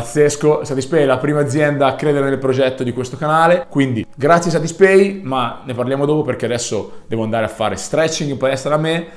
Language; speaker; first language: Italian; native; Italian